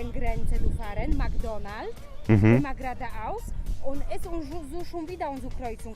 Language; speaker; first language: German; non-native, learner; Polish